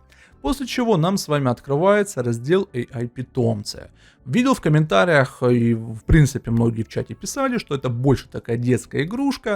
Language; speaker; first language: Russian; native; Russian